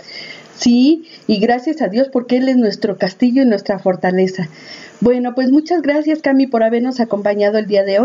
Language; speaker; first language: Spanish; native; Spanish